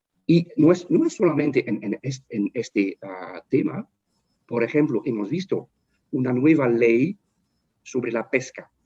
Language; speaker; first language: Spanish; non-native, fluent; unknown